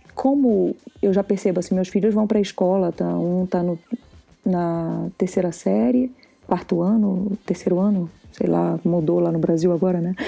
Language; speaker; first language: Portuguese; native; Portuguese